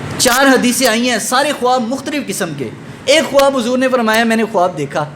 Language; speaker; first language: Urdu; non-native, local second language; Punjabi